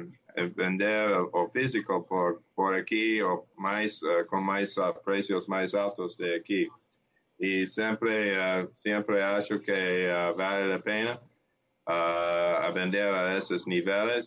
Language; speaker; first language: Portuguese; non-native, learner; English